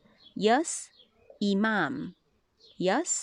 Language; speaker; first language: Slovenian; non-native, learner; Chinese